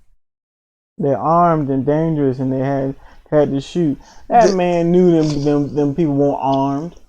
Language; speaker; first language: English; native; English